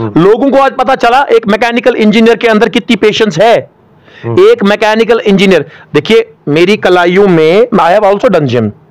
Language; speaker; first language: Urdu; non-native, local second language; Kashmiri